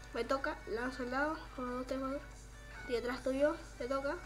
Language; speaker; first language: Spanish; native; Spanish